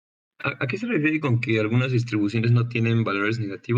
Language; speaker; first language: Spanish; native; Spanish